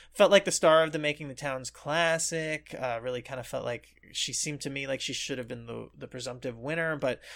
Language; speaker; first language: English; native; English